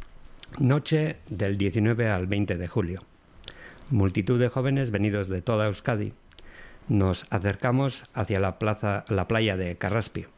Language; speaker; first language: Spanish; non-native, local second language; Basque